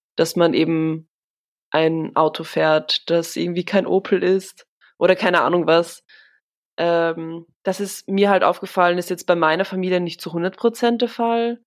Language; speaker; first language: German; early bilingual, other home language; Polish